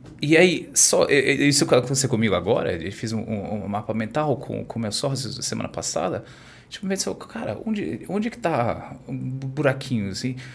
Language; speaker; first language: Portuguese; non-native, fluent; English